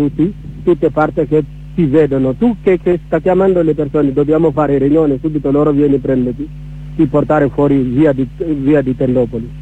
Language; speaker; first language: Italian; non-native, learner; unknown